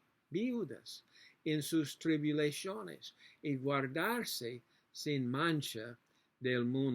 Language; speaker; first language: Spanish; non-native, learner; English